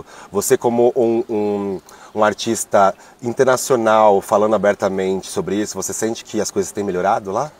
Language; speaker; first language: Portuguese; native; Portuguese